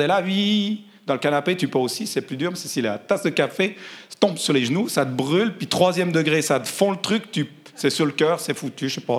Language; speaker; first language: French; native; French